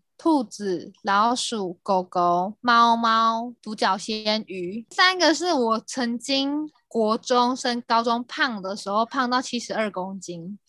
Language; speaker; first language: Chinese; native; Chinese